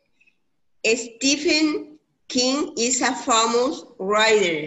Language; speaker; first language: English; non-native, learner; Spanish